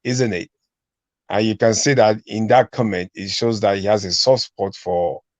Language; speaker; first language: English; non-native, local second language; Yoruba